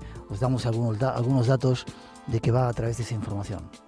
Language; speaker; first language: Spanish; native; Spanish